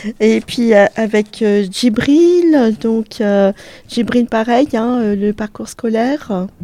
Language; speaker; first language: French; native; French